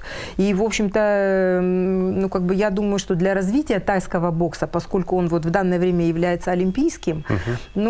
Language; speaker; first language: Russian; native; Russian